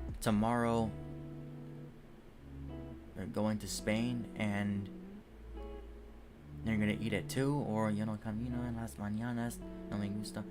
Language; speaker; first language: Spanish; non-native, learner; English